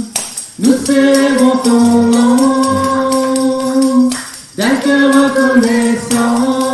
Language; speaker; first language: French; native; French